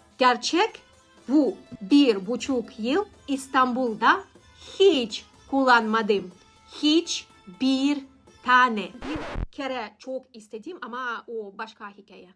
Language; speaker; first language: Turkish; non-native, learner; Russian